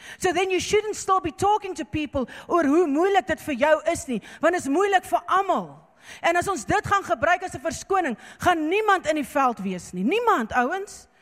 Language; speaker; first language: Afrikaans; non-native, local second language; English